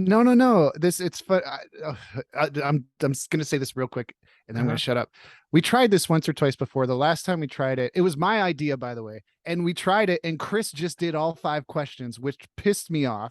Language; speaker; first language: English; native; English